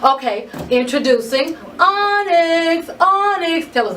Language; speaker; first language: English; native; English